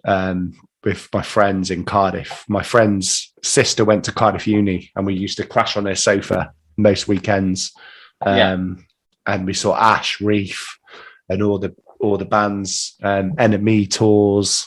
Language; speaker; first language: English; native; English